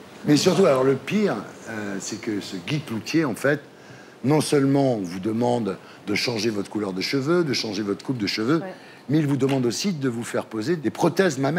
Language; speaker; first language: French; native; French